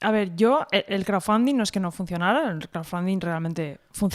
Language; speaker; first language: Spanish; native; Spanish